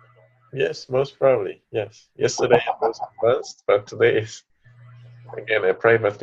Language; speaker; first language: English; non-native, fluent; Polish